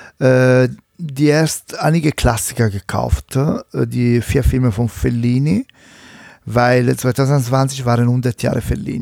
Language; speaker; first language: German; non-native, fluent; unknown